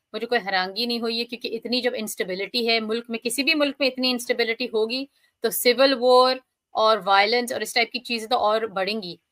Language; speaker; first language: Hindi; early bilingual, heritage; Hindi